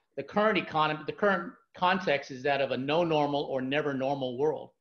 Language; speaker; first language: English; native; English